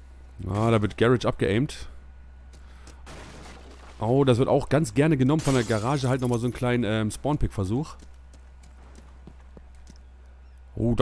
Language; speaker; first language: German; native; German